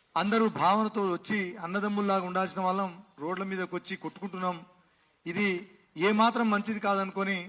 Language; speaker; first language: Telugu; non-native, local second language; Lambadi